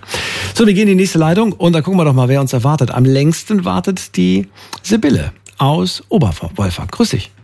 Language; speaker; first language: German; native; German